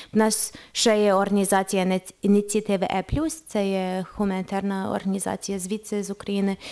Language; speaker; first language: Ukrainian; early bilingual, heritage; Ukrainian